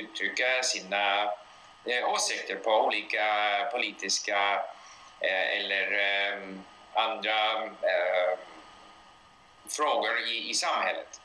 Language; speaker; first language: Swedish; non-native, fluent; English